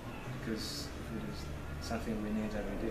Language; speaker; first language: English; non-native, learner; Italian